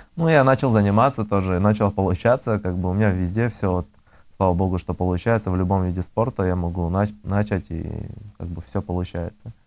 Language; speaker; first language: Russian; early bilingual, other home language; Azerbaijani